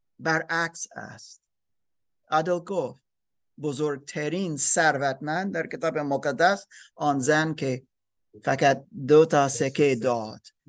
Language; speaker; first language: Persian; non-native, learner; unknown